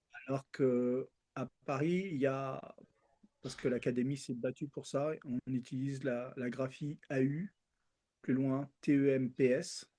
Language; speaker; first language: French; early bilingual, other home language; Spanish